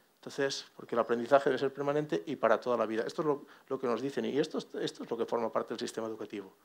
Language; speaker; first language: Spanish; non-native, local second language; Catalan